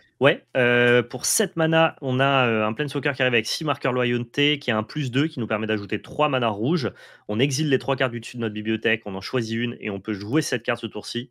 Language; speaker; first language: French; native; French